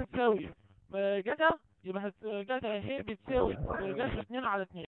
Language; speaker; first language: Arabic; native; Arabic